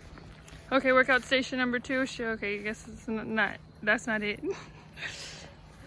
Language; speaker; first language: English; native; English